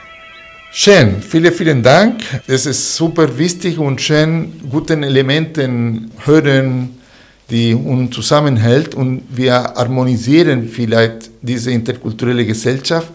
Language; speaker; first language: German; non-native, fluent; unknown